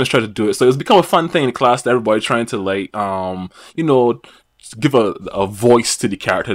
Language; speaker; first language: English; native; English